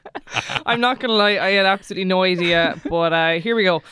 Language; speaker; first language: English; native; English